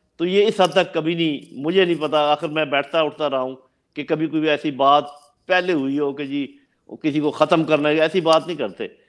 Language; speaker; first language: Urdu; non-native, local second language; Punjabi